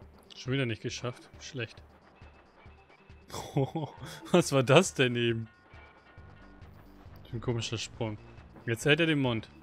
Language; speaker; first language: German; native; German